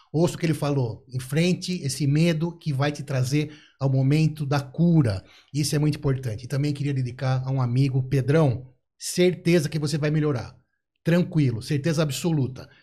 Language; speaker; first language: Portuguese; native; Portuguese